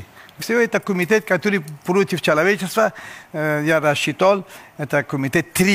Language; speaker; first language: Russian; non-native, learner; Persian